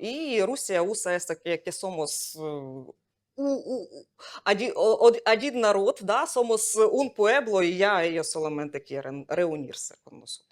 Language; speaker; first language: Spanish; non-native, fluent; Ukrainian